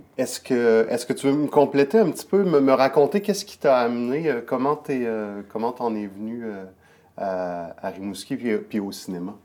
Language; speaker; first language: French; native; French